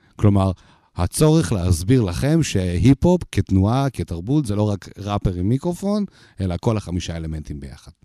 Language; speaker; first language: Hebrew; early bilingual, other home language; Russian